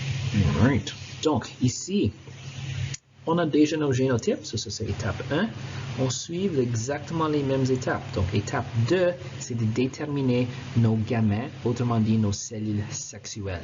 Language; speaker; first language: French; non-native, local second language; English